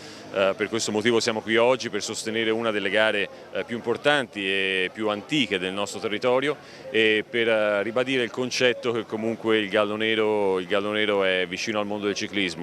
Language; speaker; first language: Italian; native; Italian